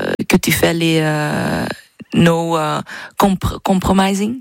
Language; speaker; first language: French; non-native, learner; Dutch